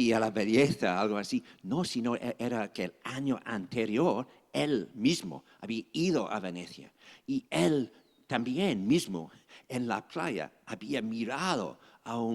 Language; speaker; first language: Spanish; non-native, fluent; English